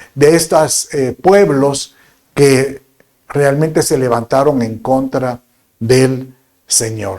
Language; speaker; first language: Spanish; native; Spanish